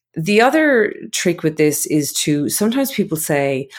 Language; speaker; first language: English; native; English